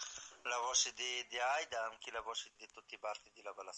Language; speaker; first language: Italian; non-native, learner; Arabic